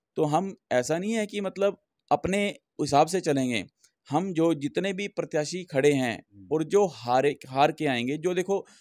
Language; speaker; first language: Hindi; native; Hindi